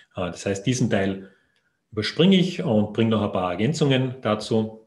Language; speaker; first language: German; native; German